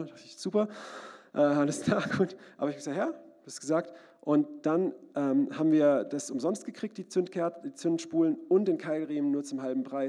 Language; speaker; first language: German; native; German